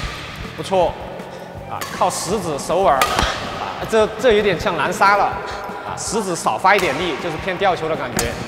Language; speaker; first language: Chinese; native; Chinese